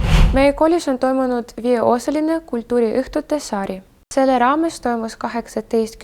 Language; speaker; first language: Estonian; non-native, local second language; Russian